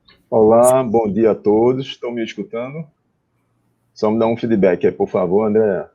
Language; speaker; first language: Portuguese; native; Portuguese